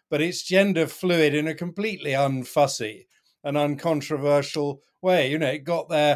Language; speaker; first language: English; native; English